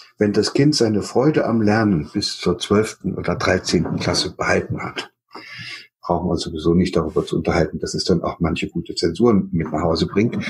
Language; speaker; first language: German; native; German